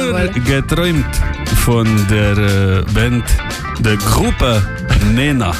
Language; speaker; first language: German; non-native, learner; Slovenian